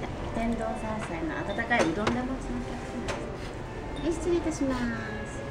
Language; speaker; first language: Japanese; native; Japanese